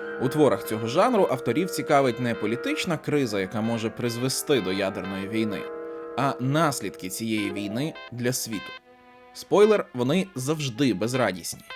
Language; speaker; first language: Ukrainian; native; Ukrainian